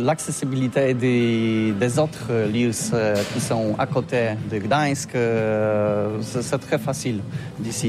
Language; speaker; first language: French; non-native, learner; Polish